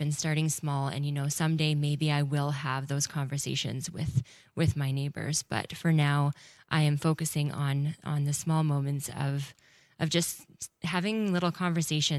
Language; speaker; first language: English; native; English